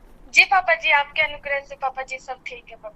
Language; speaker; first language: Hindi; non-native, local second language; Kannada